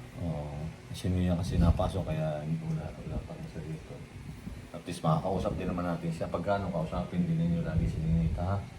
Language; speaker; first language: Filipino; native; Filipino